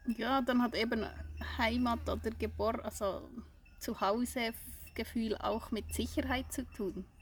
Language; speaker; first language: German; native; German